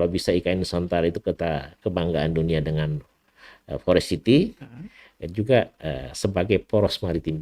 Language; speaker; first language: Indonesian; native; Indonesian